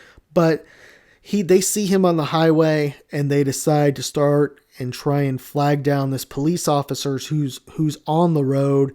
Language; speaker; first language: English; native; English